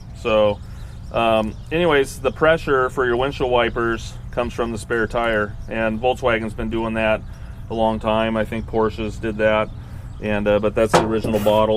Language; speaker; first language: English; native; English